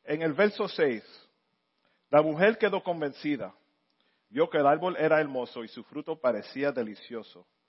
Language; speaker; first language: Spanish; early bilingual, heritage; Spanish